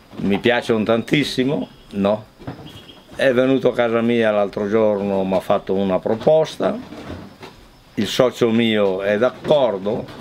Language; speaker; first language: Italian; native; Italian